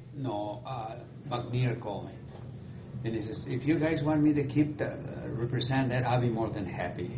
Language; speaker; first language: English; native; English